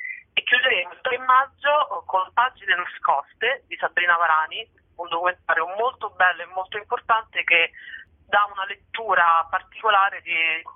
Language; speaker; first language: Italian; native; Italian